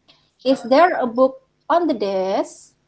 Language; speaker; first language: English; non-native, fluent; Indonesian